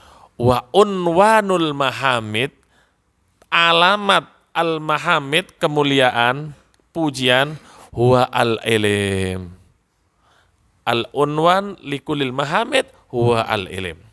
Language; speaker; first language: Arabic; non-native, fluent; Indonesian